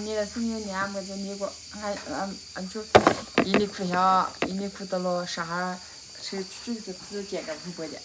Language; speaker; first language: Chinese; native; Chinese